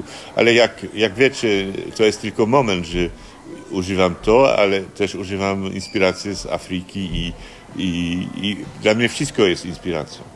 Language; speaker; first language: Polish; non-native, fluent; French